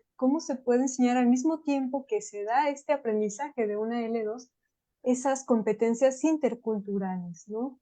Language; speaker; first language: Spanish; native; Spanish